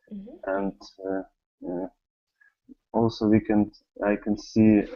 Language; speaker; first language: English; non-native, learner; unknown